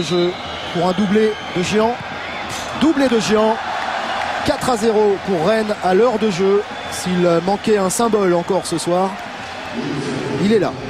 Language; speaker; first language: French; native; French